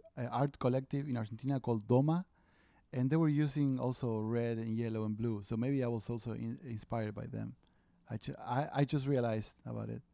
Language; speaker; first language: English; non-native, fluent; Spanish